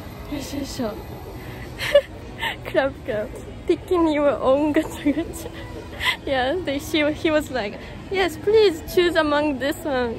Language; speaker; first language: English; non-native, fluent; Japanese